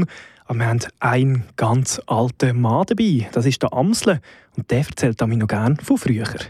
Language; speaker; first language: German; native; German